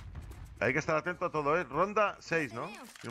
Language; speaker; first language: Spanish; native; Spanish